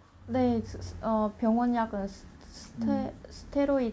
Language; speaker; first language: Korean; non-native, fluent; Vietnamese